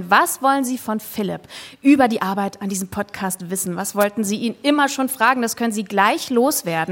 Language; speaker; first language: German; native; German